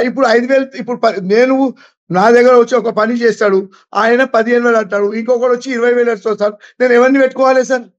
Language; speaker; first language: Telugu; non-native, local second language; Gujarati